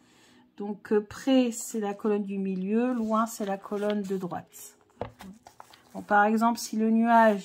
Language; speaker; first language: French; native; French